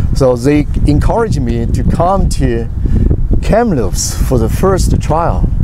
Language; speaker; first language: English; non-native, fluent; Chinese